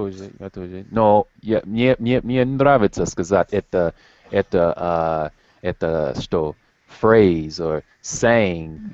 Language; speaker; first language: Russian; non-native, learner; English